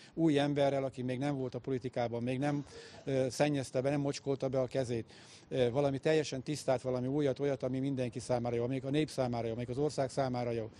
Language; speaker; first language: Hungarian; native; Hungarian